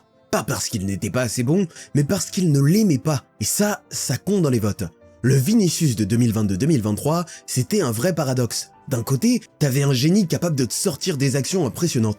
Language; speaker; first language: French; native; French